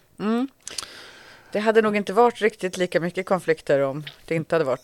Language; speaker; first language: Swedish; native; Swedish